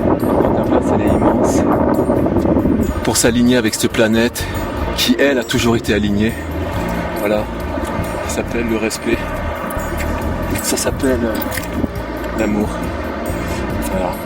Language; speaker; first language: French; native; French